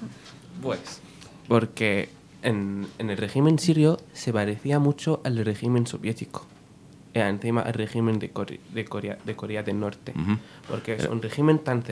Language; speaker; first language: Spanish; non-native, fluent; Arabic